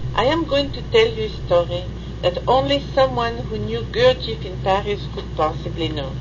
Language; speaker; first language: English; non-native, fluent; French